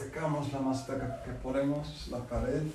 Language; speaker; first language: Spanish; non-native, fluent; English